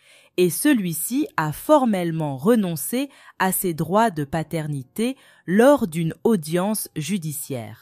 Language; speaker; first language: French; native; French